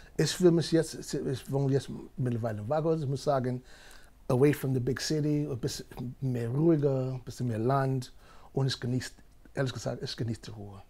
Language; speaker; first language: German; non-native, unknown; English